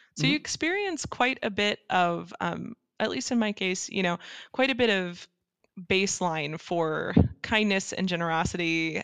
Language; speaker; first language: English; native; English